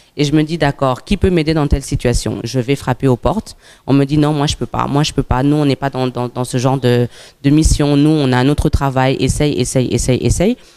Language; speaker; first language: French; native; French